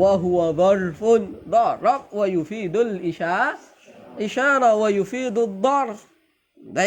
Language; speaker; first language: Arabic; non-native, fluent; Indonesian